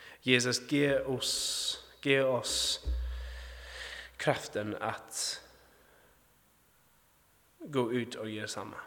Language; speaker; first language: Swedish; non-native, fluent; English